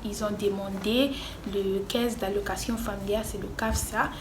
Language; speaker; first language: French; non-native, fluent; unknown